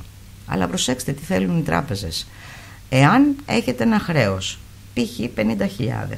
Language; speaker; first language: Greek; native; Greek